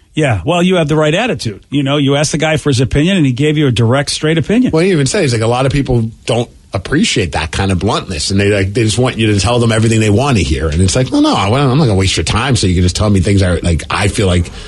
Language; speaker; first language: English; native; English